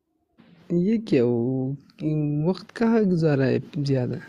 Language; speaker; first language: Hindi; non-native, local second language; Pashto